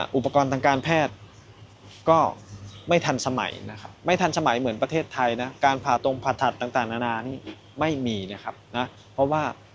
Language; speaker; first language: Thai; native; Thai